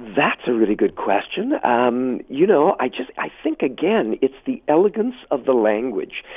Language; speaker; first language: English; native; English